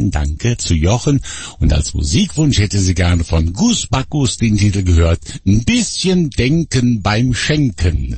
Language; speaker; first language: German; native; German